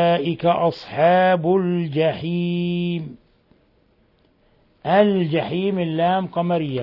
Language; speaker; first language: Arabic; native; Arabic